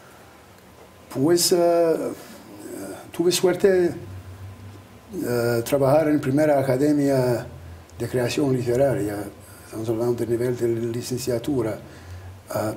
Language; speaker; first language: Spanish; non-native, fluent; Albanian